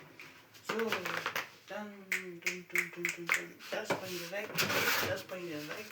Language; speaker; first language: German; non-native, fluent; French